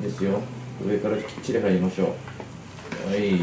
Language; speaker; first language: Japanese; native; Japanese